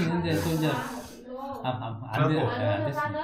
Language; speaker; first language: Korean; native; Korean